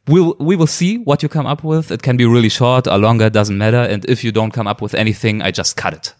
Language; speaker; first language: English; non-native, fluent; German